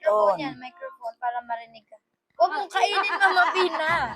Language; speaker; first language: Filipino; native; Filipino